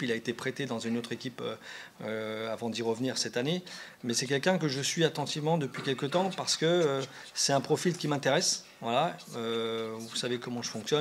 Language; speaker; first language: French; native; French